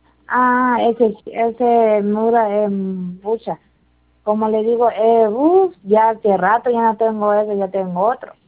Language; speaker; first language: Spanish; non-native, learner; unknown